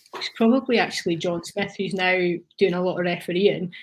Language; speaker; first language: English; native; English